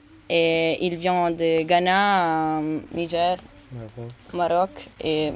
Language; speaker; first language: French; non-native, learner; Italian